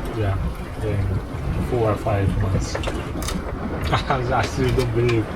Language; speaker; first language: English; non-native, learner; Korean